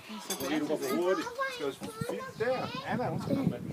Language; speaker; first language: Danish; native; Danish